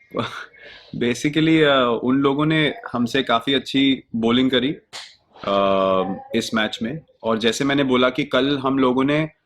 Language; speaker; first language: Hindi; native; Hindi